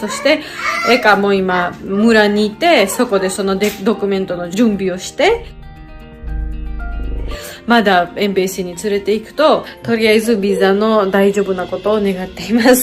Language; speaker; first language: Japanese; non-native, learner; Georgian